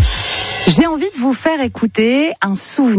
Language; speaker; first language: French; native; French